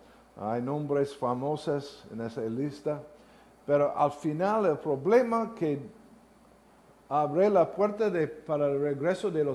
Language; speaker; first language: Spanish; non-native, learner; English